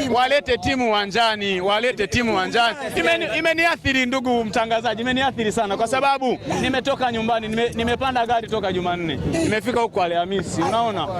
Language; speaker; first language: Swahili; non-native, local second language; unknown